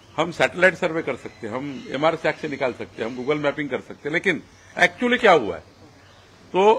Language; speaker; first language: Hindi; non-native, local second language; Marathi